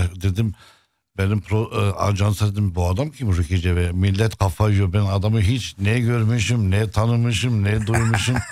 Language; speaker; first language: Turkish; non-native, fluent; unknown